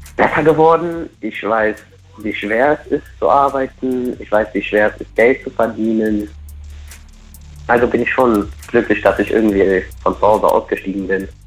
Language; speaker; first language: German; non-native, fluent; Portuguese